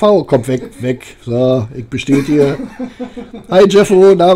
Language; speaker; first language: German; native; German